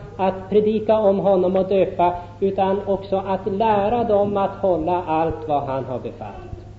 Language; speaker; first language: Swedish; native; Swedish